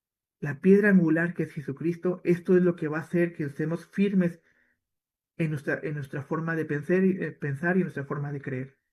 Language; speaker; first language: Spanish; native; Spanish